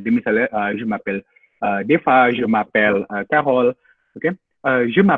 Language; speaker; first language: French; non-native, fluent; Indonesian